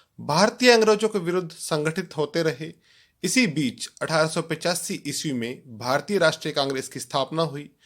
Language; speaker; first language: Hindi; native; Hindi